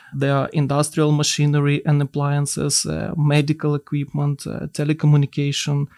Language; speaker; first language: English; non-native, fluent; Ukrainian